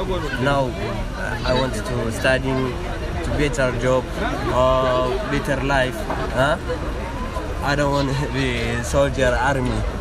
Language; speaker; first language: English; non-native, learner; Tigrinya